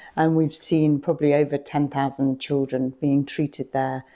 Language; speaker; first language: English; native; English